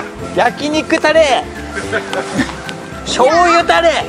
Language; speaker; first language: Japanese; native; Japanese